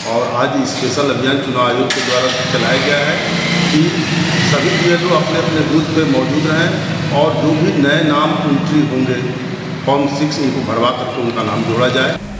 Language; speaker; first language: Hindi; native; Hindi